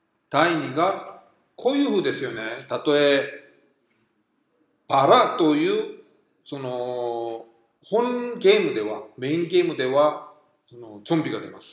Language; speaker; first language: Japanese; non-native, fluent; Korean